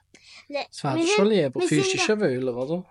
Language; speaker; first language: German; native; German